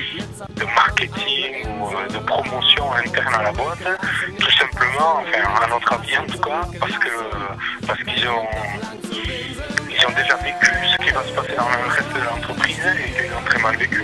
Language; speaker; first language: French; native; French